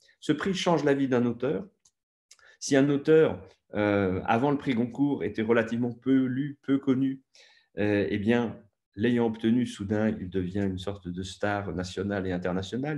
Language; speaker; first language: French; native; French